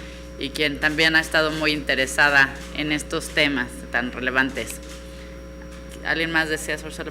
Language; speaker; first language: Spanish; native; Spanish